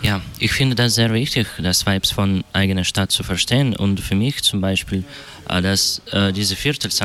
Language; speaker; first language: German; non-native, learner; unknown